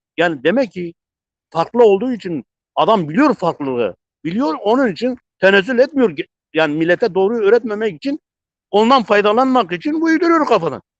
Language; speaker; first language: Turkish; non-native, local second language; Zaza